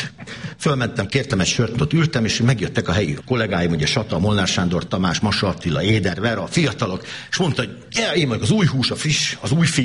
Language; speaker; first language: Hungarian; native; Hungarian